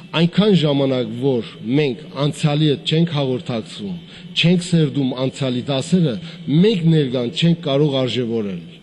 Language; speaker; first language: Armenian; native; Armenian